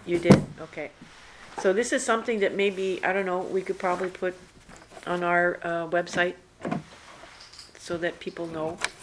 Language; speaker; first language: English; native; English